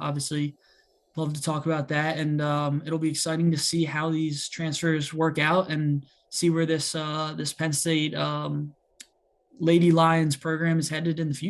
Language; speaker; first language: English; native; English